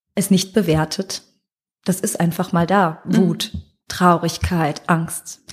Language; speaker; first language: German; native; German